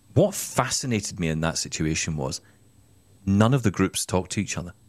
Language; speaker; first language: English; native; English